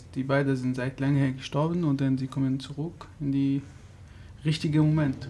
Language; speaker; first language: German; non-native, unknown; Arabic